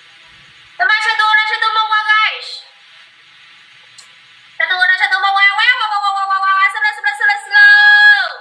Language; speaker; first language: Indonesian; non-native, learner; Vietnamese